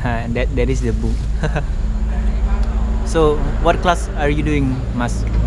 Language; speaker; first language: English; non-native, learner; Indonesian